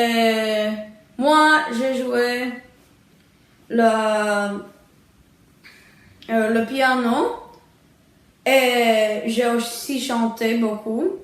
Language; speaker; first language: French; early bilingual, other home language; Czech